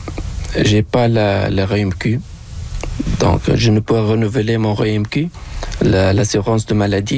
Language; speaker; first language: French; non-native, local second language; Arabic